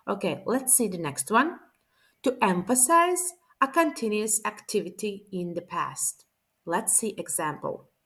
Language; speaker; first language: English; non-native, fluent; Latvian